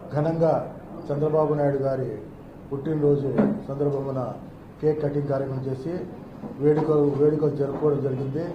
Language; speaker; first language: Telugu; native; Telugu